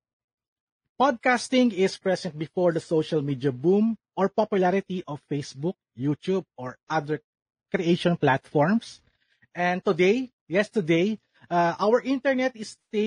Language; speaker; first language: English; non-native, local second language; Filipino